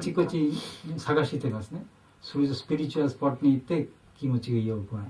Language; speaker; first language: Japanese; non-native, learner; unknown